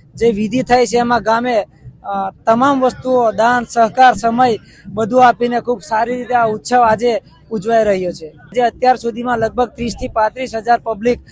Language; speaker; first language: Gujarati; non-native, local second language; Rathawi